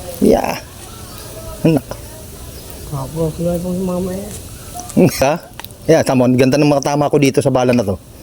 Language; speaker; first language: Filipino; native; Filipino